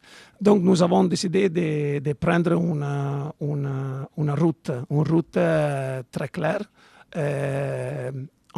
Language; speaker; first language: French; non-native, learner; Italian